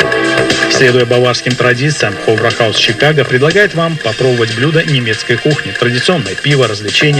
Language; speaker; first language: Russian; native; Russian